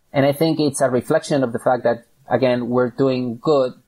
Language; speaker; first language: English; non-native, fluent; Catalan